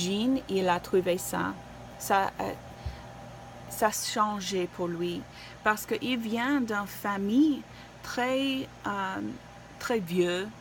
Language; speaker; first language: French; non-native, learner; English